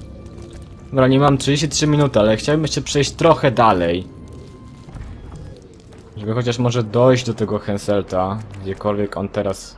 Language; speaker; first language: Polish; native; Polish